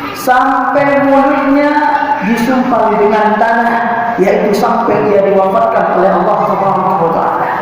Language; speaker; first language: Indonesian; native; Indonesian